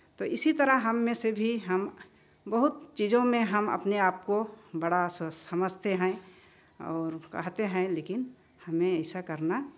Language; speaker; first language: Hindi; non-native, local second language; Bangla